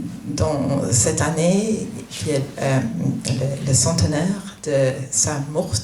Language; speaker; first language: French; non-native, fluent; English